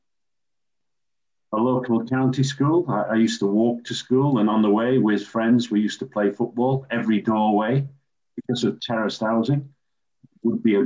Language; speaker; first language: English; native; English